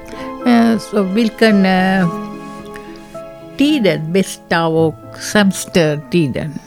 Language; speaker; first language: Swedish; non-native, learner; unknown